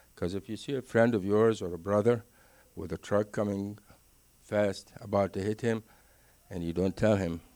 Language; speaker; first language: English; non-native, fluent; Arabic